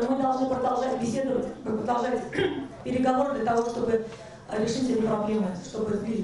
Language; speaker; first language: Russian; native; Russian